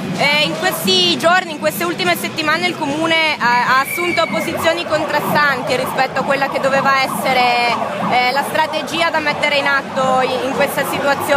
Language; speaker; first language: Italian; native; Italian